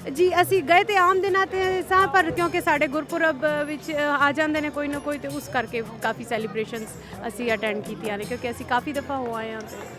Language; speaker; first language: Punjabi; native; Punjabi